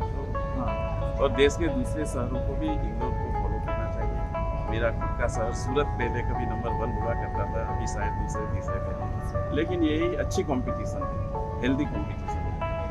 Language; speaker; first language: Hindi; native; Hindi